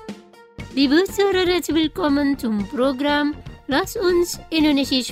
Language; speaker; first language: German; non-native, fluent; Indonesian